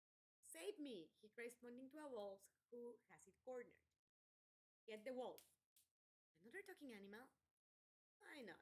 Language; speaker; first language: English; non-native, fluent; Spanish